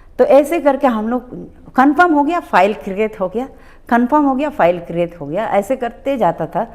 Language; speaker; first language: Hindi; non-native, local second language; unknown